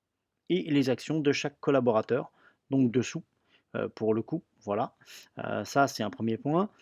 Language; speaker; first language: French; native; French